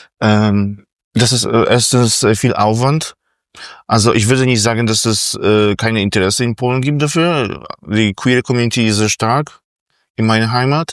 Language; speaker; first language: German; non-native, fluent; Polish